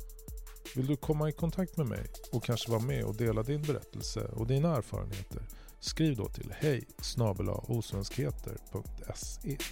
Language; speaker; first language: Swedish; native; Swedish